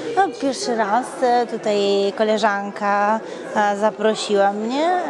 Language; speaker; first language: Polish; non-native, fluent; Italian